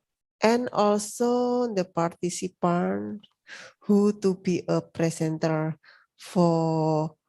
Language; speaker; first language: English; non-native, learner; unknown